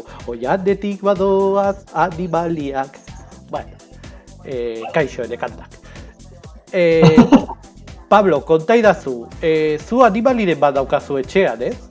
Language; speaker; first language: Basque; non-native, local second language; Spanish